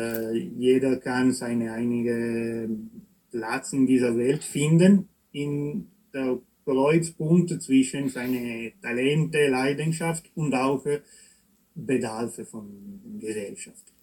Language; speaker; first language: German; non-native, fluent; Italian